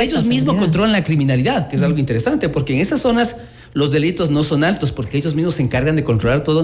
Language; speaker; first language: Spanish; native; Spanish